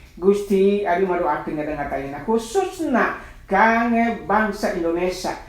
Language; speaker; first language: Sundanese; non-native, local second language; Nias